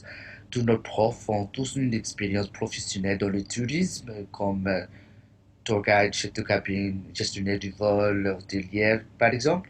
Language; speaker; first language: French; non-native, fluent; English